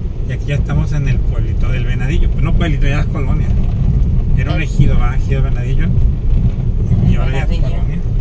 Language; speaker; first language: Spanish; native; Spanish